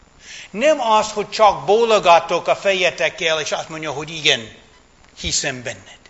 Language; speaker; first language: Hungarian; non-native, fluent; English